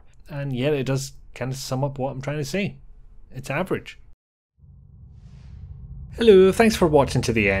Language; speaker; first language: English; native; English